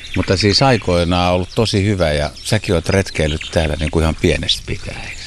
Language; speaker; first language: Finnish; native; Finnish